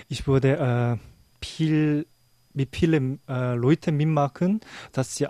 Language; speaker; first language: German; non-native, learner; Korean